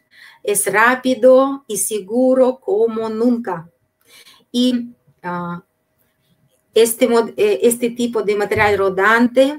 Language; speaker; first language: Spanish; non-native, fluent; Russian